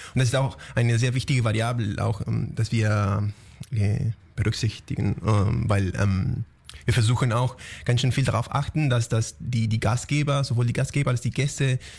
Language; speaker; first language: German; non-native, fluent; Spanish